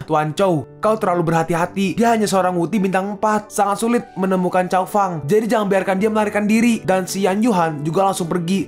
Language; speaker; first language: Indonesian; native; Indonesian